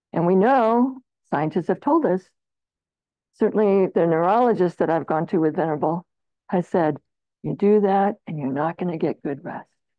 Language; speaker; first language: English; native; English